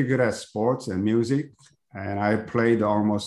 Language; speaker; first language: English; non-native, fluent; Korean